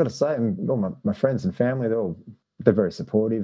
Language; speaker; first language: English; native; English